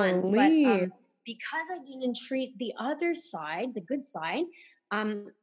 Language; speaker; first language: English; non-native, fluent; French